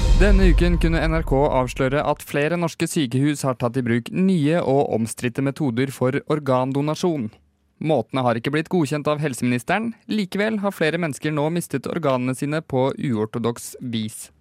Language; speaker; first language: Norwegian; native; Norwegian